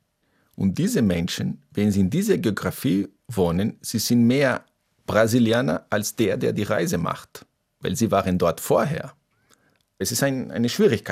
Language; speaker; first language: German; non-native, fluent; Portuguese